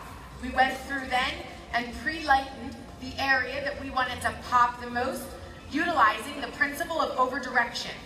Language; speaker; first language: English; native; English